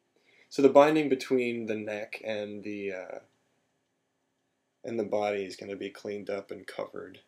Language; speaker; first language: English; native; English